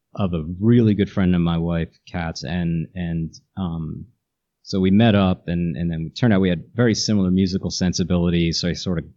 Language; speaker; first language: English; native; English